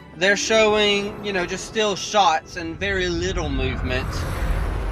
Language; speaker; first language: English; native; English